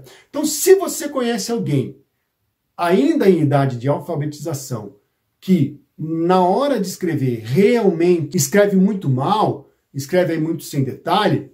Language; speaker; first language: Portuguese; native; Portuguese